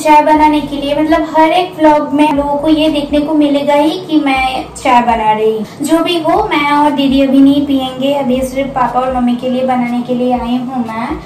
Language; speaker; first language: Hindi; non-native, local second language; Bangla